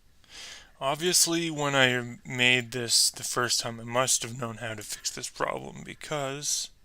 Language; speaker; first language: English; native; English